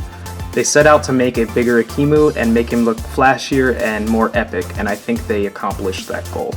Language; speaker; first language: English; native; English